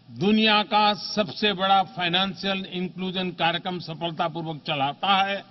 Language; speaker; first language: Hindi; non-native, local second language; Gujarati